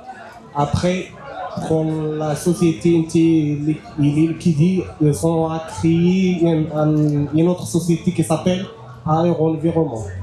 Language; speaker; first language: French; non-native, learner; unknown